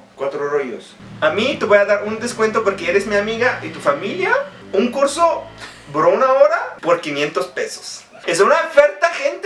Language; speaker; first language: Spanish; non-native, fluent; Arabic